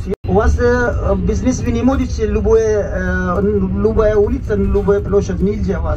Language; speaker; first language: Russian; non-native, local second language; Hindi